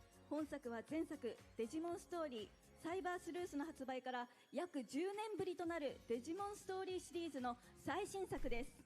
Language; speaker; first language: Japanese; native; Japanese